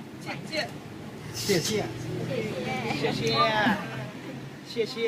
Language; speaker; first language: Chinese; non-native, learner; Thai